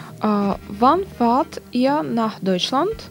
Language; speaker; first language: German; non-native, learner; Russian